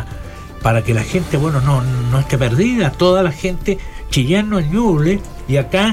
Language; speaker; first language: Spanish; native; Spanish